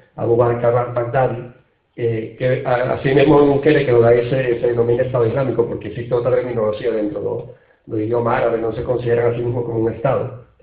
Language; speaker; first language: Galician; non-native, local second language; Spanish